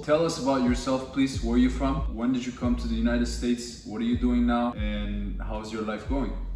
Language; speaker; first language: English; non-native, fluent; Turkish